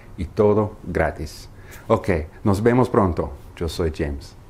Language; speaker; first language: Spanish; non-native, fluent; English